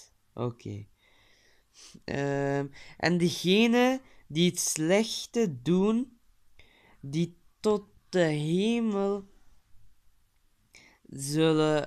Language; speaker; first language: Dutch; early bilingual, other home language; Turkish